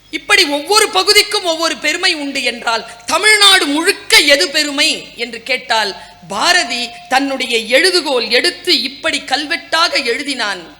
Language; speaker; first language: Tamil; non-native, local second language; Urdu